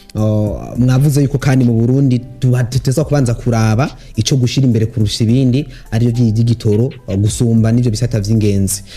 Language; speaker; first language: Rundi; native; Rundi